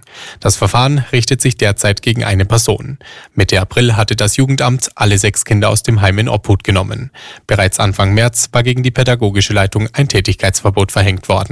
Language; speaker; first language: German; native; German